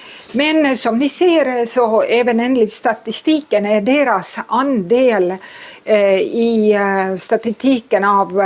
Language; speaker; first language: Swedish; non-native, fluent; Estonian